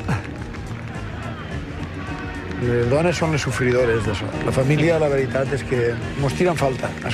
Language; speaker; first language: Catalan; native; Catalan